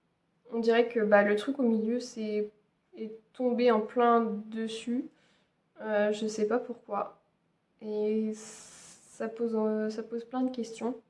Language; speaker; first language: French; native; French